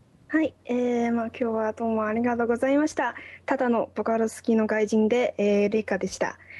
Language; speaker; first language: Japanese; non-native, fluent; Chinese